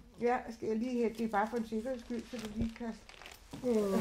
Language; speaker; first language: Danish; native; Danish